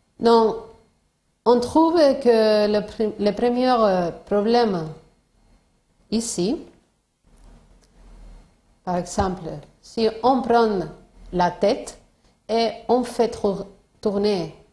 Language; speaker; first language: French; non-native, learner; Spanish